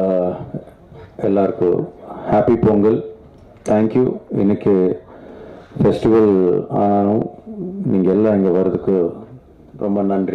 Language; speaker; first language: Tamil; non-native, learner; Telugu